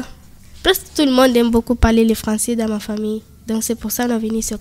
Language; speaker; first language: French; non-native, learner; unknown